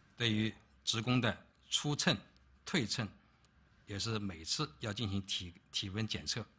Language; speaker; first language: Chinese; native; Chinese